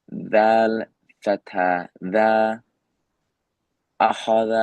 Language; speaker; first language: Arabic; non-native, learner; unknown